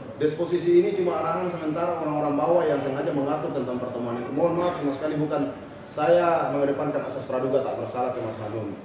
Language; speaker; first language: Indonesian; native; Indonesian